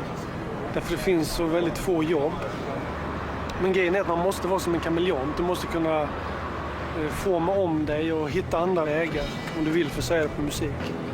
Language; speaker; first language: Swedish; native; Swedish